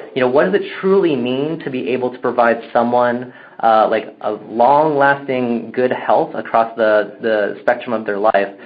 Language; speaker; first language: English; native; English